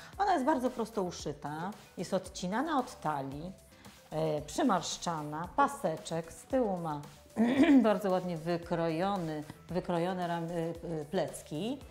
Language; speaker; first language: Polish; native; Polish